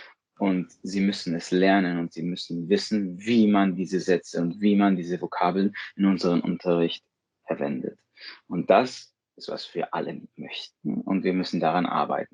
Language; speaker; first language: German; non-native, fluent; Spanish